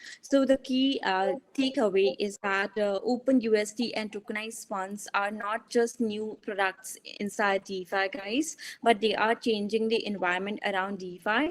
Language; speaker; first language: English; non-native, fluent; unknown